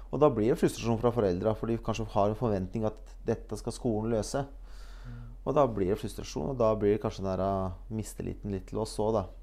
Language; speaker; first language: Norwegian; early bilingual, other home language; Bosnian